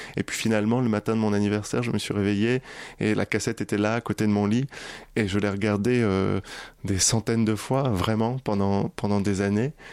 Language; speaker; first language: French; native; French